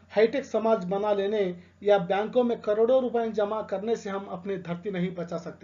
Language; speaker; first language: Hindi; non-native, local second language; Telugu